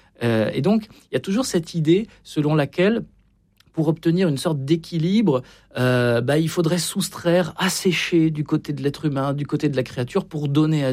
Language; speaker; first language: French; native; French